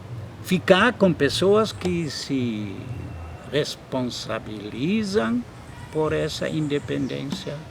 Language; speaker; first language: Portuguese; non-native, fluent; German